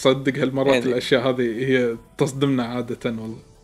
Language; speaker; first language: Arabic; native; Arabic